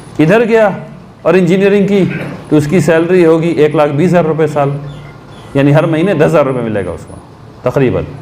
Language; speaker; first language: Urdu; native; Urdu